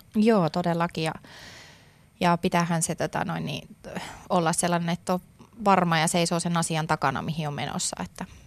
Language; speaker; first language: Finnish; native; Finnish